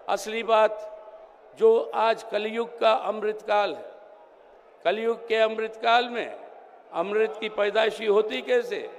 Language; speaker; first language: Hindi; non-native, local second language; Telugu